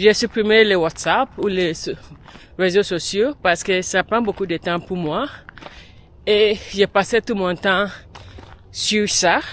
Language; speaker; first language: French; non-native, learner; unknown